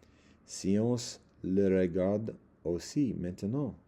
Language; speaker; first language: French; non-native, learner; English